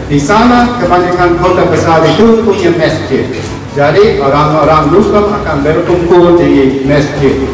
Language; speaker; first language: Indonesian; non-native, fluent; English